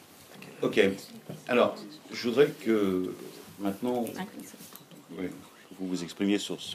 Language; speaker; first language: French; native; French